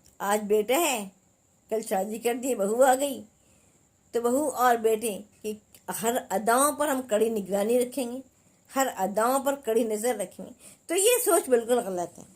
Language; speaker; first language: Urdu; native; Urdu